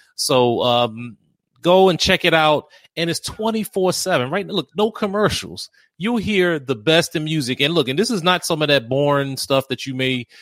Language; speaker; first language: English; native; English